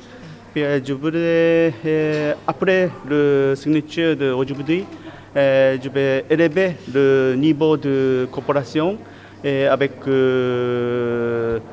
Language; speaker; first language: French; non-native, learner; Japanese